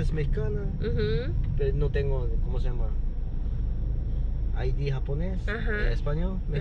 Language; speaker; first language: Spanish; non-native, learner; Japanese